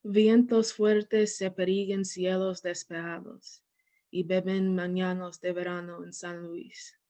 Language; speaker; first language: Spanish; non-native, learner; English